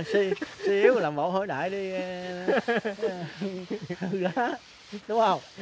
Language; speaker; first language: Vietnamese; native; Vietnamese